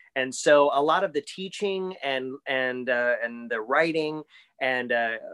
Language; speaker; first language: English; native; English